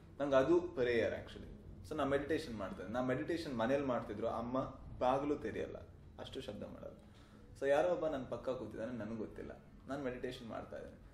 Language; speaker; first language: Kannada; non-native, local second language; Tulu